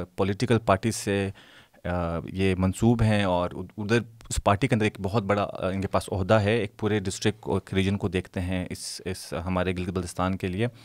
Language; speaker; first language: Urdu; non-native, local second language; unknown